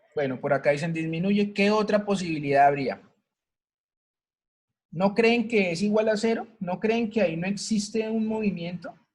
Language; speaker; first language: Spanish; native; Spanish